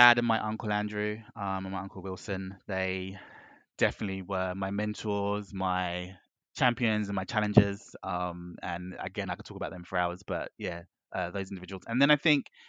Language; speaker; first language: English; native; English